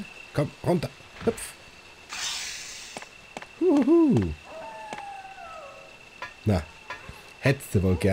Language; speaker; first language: German; native; German